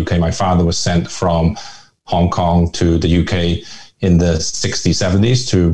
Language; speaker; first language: English; early bilingual, other home language; Hakka Chinese